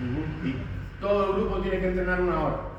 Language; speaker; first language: Spanish; native; Spanish